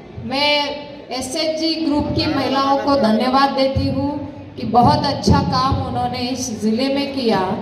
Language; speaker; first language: Hindi; non-native, local second language; Marathi